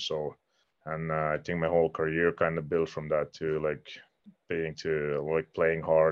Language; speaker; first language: English; non-native, fluent; Finnish